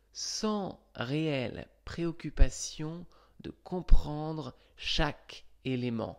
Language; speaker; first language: French; non-native, fluent; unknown